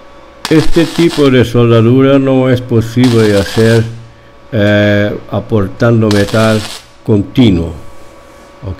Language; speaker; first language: Spanish; non-native, fluent; Portuguese